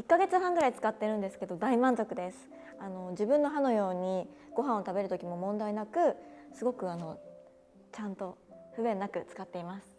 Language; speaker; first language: Japanese; native; Japanese